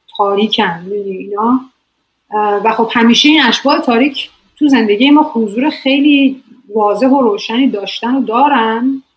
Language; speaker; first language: Persian; native; Persian